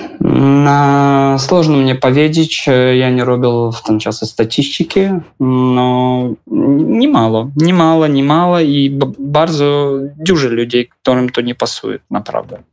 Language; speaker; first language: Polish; non-native, learner; Russian